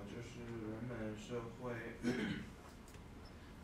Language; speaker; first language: Chinese; non-native, learner; English